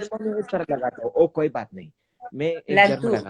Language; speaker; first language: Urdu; non-native, learner; Pashto